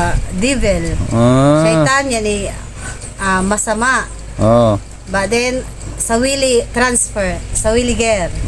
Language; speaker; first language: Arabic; non-native, learner; Filipino